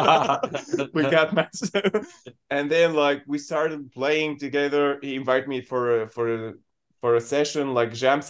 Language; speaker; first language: English; non-native, learner; Arabic